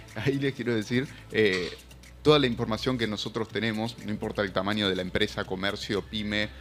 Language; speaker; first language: Spanish; native; Spanish